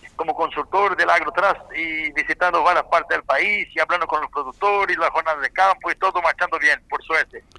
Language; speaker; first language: Spanish; non-native, fluent; Portuguese